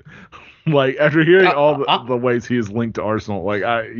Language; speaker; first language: English; native; English